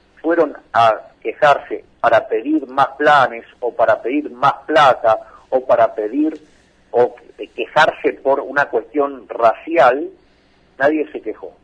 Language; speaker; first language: Spanish; native; Spanish